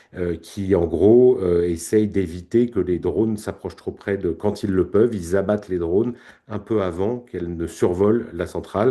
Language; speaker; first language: French; native; French